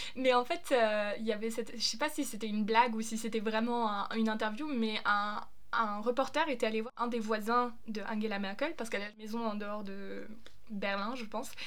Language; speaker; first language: French; non-native, fluent; German